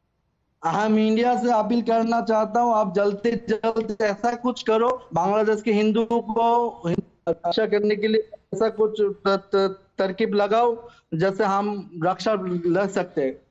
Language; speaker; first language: Hindi; non-native, learner; Bangla